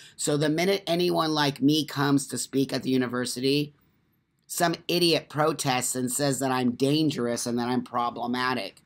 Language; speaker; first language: English; native; English